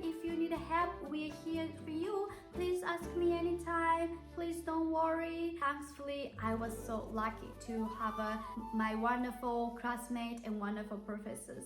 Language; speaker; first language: English; non-native, fluent; Japanese